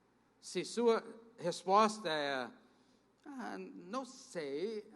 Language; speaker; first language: Portuguese; non-native, fluent; English